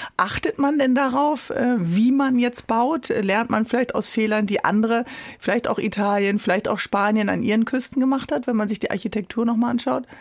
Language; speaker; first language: German; native; German